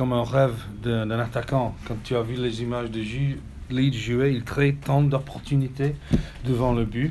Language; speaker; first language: French; non-native, learner; English